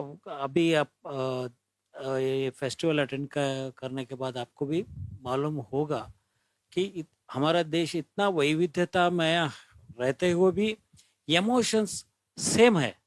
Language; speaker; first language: Hindi; non-native, local second language; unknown